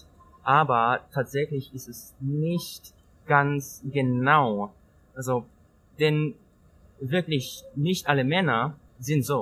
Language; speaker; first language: German; non-native, learner; Thai